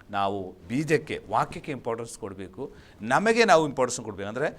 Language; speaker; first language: Kannada; non-native, local second language; Malayalam